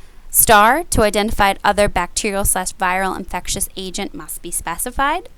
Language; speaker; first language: English; native; English